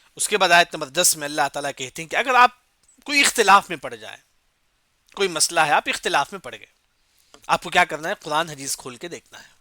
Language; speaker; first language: Urdu; native; Urdu